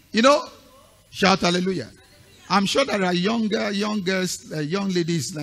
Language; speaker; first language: English; non-native, local second language; Yoruba